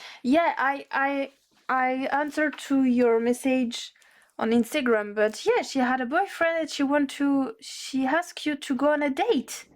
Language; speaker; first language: English; non-native, learner; French